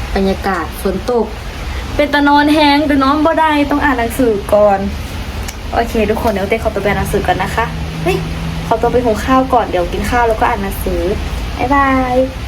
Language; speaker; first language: Thai; native; Thai